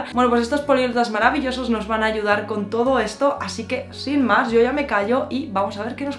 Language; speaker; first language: Spanish; native; Spanish